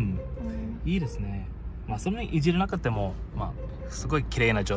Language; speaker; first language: Japanese; non-native, fluent; English